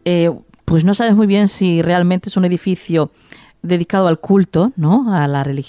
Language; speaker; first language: Spanish; native; Spanish